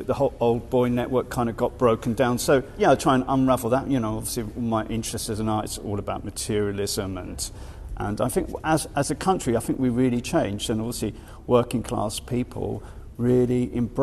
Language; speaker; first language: English; native; English